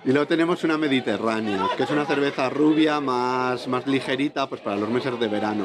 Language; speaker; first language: Spanish; native; Spanish